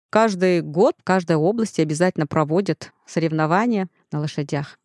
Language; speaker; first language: Russian; non-native, local second language; Kazakh